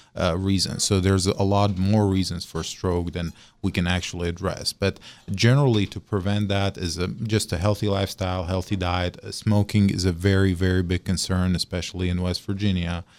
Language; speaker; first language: English; non-native, fluent; Arabic